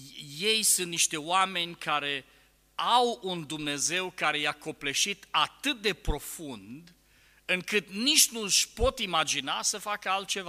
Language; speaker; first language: Romanian; native; Romanian